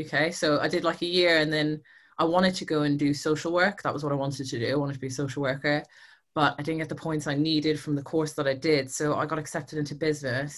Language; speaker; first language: English; native; English